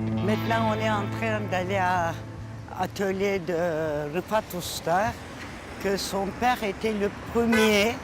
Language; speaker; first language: French; non-native, fluent; Turkish